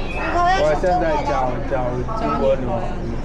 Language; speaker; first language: Chinese; non-native, learner; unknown